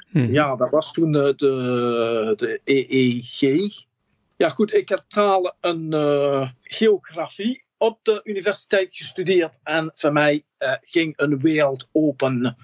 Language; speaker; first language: Dutch; non-native, fluent; English